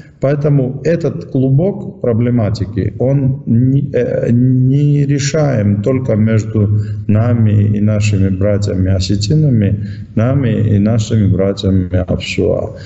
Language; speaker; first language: Russian; non-native, local second language; Georgian